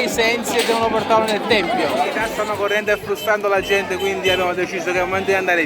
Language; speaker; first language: Italian; native; Italian